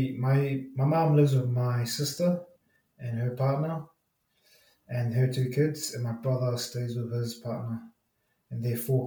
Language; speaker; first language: English; native; English